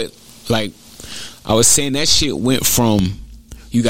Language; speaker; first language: English; native; English